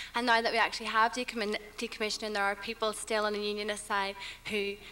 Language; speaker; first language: English; native; English